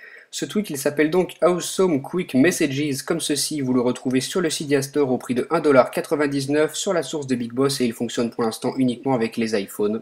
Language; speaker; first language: French; native; French